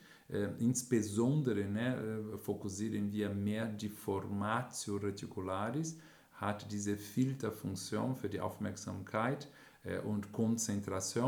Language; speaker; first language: German; non-native, fluent; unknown